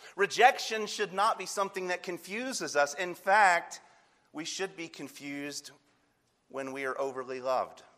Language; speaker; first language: English; native; English